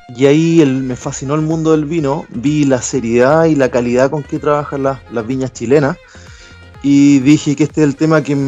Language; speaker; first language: Spanish; native; Spanish